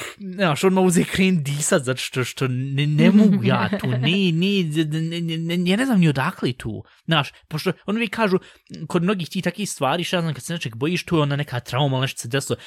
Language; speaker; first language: Bosnian; early bilingual, heritage; Bosnian